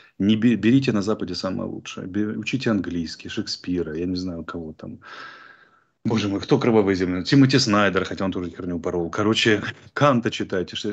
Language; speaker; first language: Russian; native; Russian